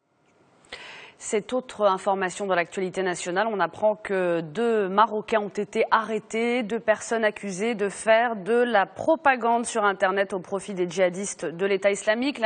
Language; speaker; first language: French; non-native, local second language; Arabic